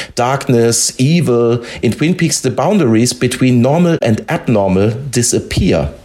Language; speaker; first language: English; non-native, fluent; German